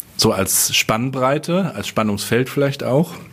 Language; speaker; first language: German; native; German